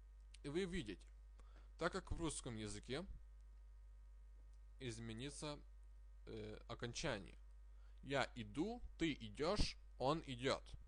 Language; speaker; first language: Russian; non-native, fluent; Lithuanian